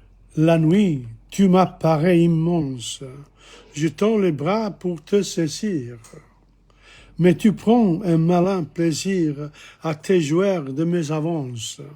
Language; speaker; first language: French; non-native, fluent; English